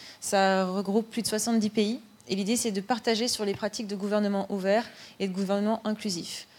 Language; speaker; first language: French; native; French